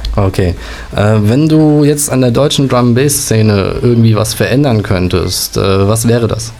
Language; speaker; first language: German; native; German